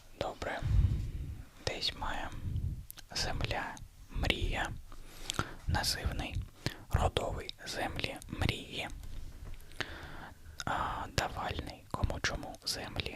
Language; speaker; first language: Ukrainian; non-native, learner; Russian